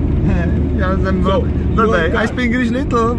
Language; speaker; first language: English; non-native, learner; Czech